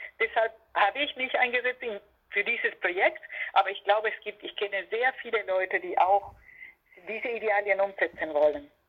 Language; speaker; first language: German; non-native, fluent; Spanish